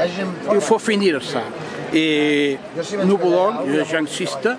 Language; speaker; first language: French; non-native, fluent; Catalan